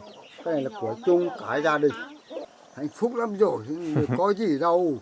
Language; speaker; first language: Vietnamese; native; Vietnamese